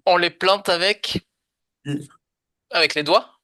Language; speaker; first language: French; native; French